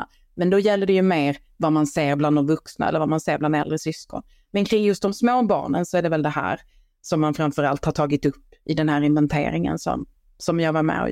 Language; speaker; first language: Swedish; native; Swedish